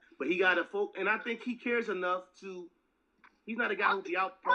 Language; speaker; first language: English; native; English